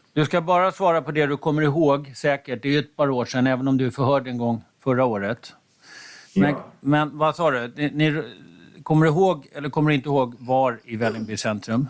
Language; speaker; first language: Swedish; native; Swedish